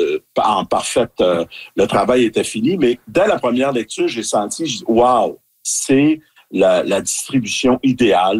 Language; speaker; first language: French; native; French